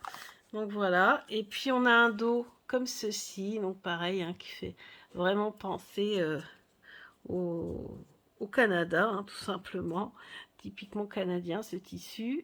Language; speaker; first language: French; native; French